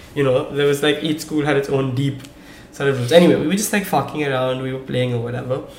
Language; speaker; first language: English; non-native, local second language; Hindi